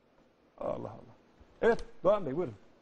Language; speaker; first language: Turkish; native; Turkish